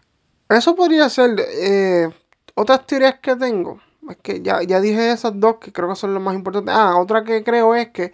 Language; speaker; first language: Spanish; native; Spanish